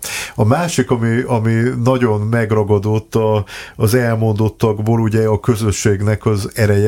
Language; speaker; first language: Hungarian; native; Hungarian